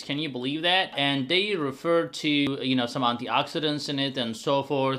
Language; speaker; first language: English; non-native, fluent; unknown